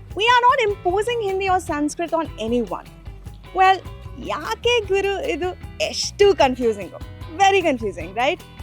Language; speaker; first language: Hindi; non-native, local second language; Bangla